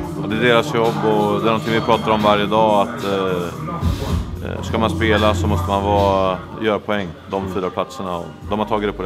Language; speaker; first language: Swedish; native; Swedish